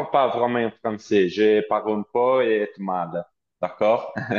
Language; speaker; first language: French; non-native, learner; Italian